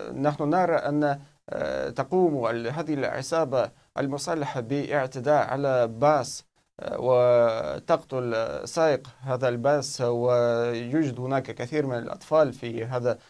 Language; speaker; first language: Arabic; non-native, fluent; Russian